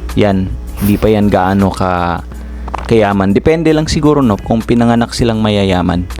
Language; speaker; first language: Filipino; native; Filipino